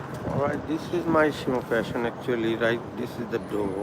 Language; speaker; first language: English; non-native, local second language; Bangla